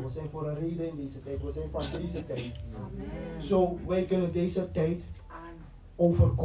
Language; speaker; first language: Dutch; non-native, fluent; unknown